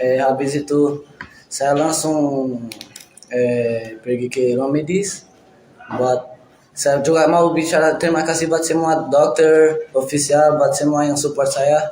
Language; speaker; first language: Indonesian; non-native, learner; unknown